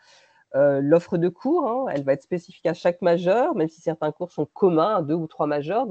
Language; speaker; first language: French; native; French